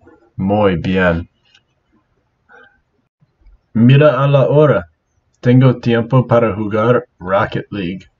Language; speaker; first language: Spanish; non-native, learner; English